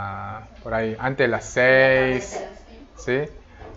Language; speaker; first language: Spanish; non-native, fluent; Korean